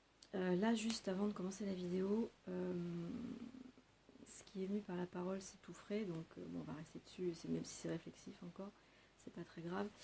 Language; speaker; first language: French; native; French